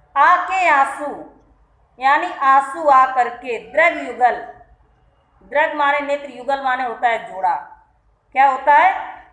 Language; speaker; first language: Hindi; native; Hindi